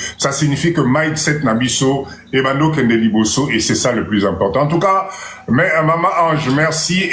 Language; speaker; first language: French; non-native, local second language; Lingala